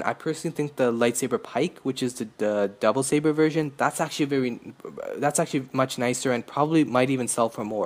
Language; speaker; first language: English; native; English